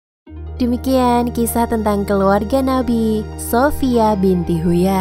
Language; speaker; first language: Indonesian; native; Indonesian